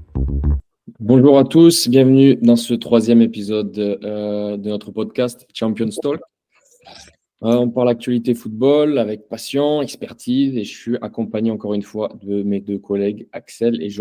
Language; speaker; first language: French; native; French